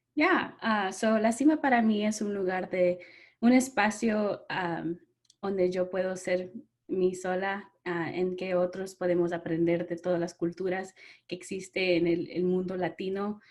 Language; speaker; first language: Spanish; early bilingual, other home language; English